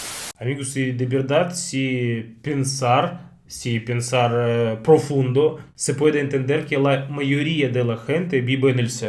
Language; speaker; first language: Spanish; non-native, fluent; Russian